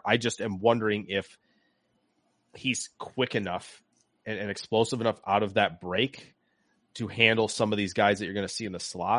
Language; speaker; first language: English; native; English